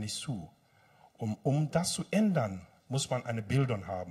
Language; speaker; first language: German; non-native, fluent; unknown